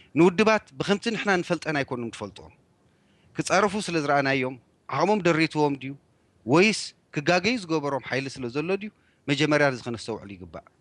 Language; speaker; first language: Tigrinya; native; Tigrinya